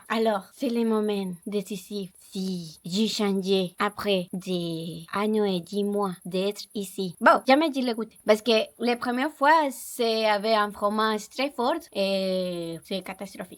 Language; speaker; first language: French; non-native, learner; Spanish